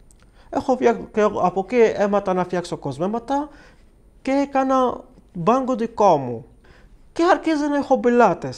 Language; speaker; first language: Greek; non-native, learner; Arabic